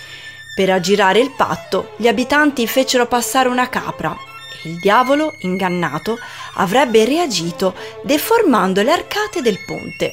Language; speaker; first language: Italian; native; Italian